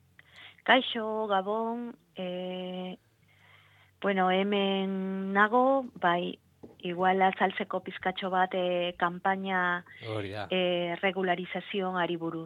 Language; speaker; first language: Basque; non-native, learner; Spanish